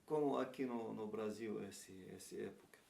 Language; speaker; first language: Portuguese; non-native, learner; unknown